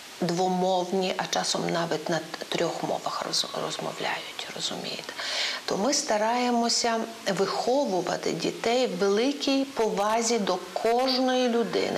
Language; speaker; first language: Ukrainian; non-native, local second language; Polish